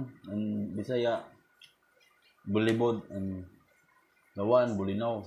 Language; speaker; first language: English; non-native, learner; Cebuano